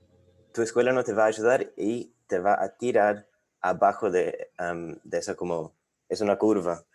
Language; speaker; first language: Spanish; non-native, fluent; English